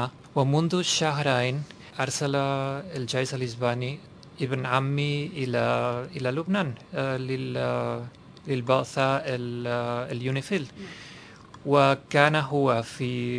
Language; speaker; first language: Arabic; non-native, fluent; Spanish